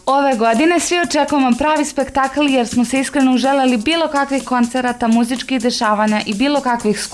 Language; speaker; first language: Serbian; native; Serbian